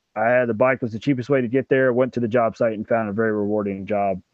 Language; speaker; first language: English; native; English